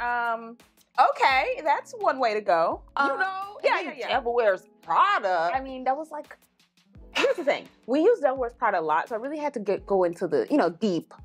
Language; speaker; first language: English; native; English